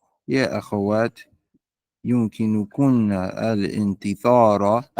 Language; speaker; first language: Arabic; non-native, learner; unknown